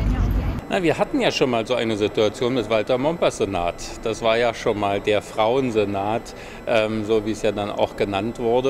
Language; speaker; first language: German; native; German